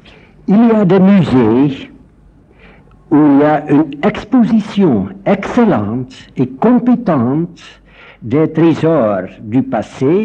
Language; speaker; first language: French; non-native, fluent; Dutch